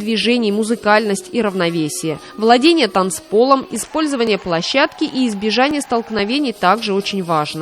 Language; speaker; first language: Russian; native; Russian